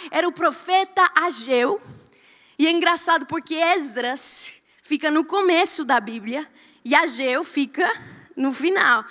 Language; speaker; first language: Portuguese; non-native, fluent; Spanish